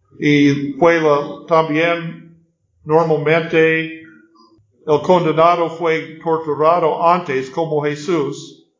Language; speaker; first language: Spanish; non-native, learner; English